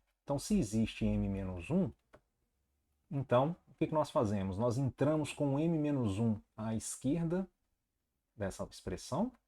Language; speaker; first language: Portuguese; native; Portuguese